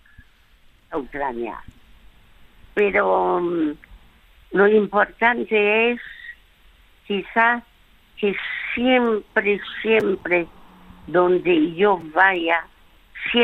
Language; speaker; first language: Spanish; early bilingual, other home language; French